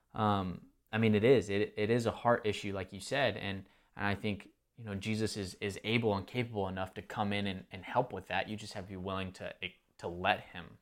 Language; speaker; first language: English; native; English